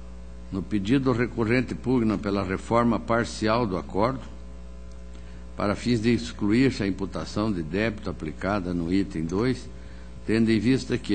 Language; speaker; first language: Portuguese; native; Portuguese